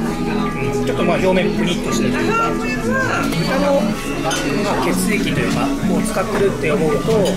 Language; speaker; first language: Japanese; native; Japanese